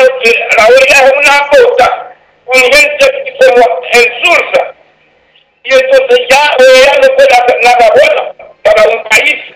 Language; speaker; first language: Spanish; non-native, fluent; Haitian Creole